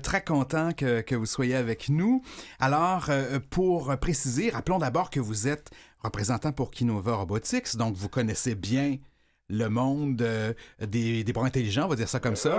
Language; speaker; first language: French; native; French